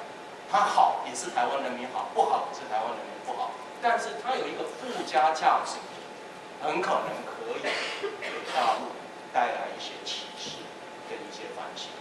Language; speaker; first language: Chinese; native; Chinese